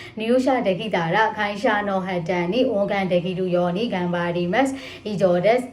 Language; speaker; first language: Japanese; non-native, learner; Burmese